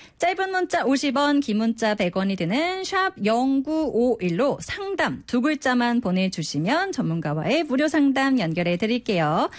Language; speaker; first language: Korean; native; Korean